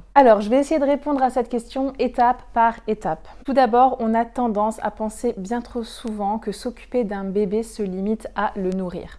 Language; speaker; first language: French; native; French